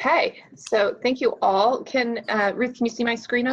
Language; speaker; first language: English; native; English